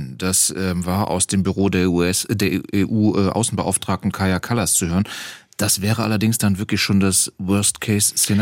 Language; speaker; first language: German; native; German